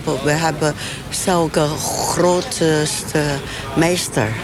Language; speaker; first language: Dutch; non-native, learner; Chinese